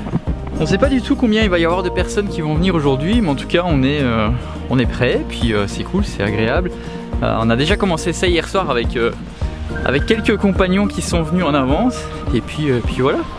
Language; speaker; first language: French; native; French